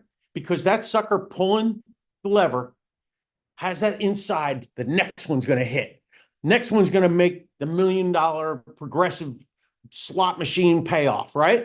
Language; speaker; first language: English; native; English